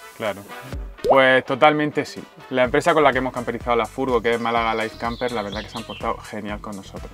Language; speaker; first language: Spanish; native; Spanish